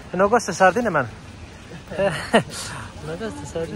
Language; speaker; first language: Portuguese; non-native, learner; Nepali